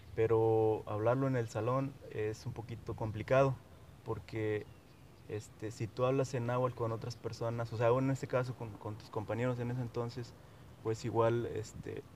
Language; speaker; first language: Spanish; non-native, local second language; Nahuatl languages